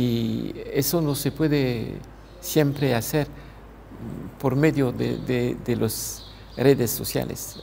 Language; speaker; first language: Spanish; non-native, fluent; French